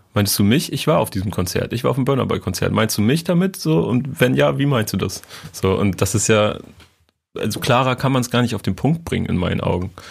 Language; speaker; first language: German; native; German